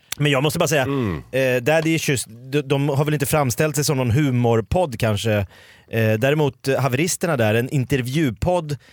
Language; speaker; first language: Swedish; native; Swedish